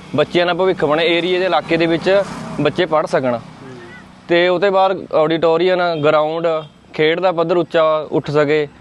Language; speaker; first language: Punjabi; native; Punjabi